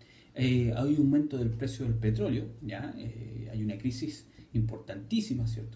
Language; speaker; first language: Spanish; native; Spanish